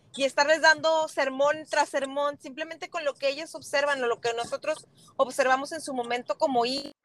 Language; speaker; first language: Spanish; native; Spanish